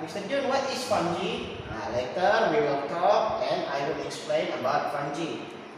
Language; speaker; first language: English; non-native, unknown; Indonesian